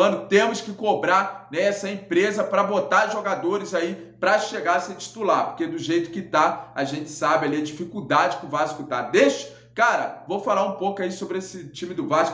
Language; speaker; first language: Portuguese; native; Portuguese